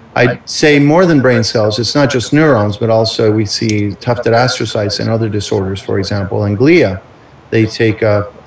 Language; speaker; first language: English; early bilingual, other home language; Spanish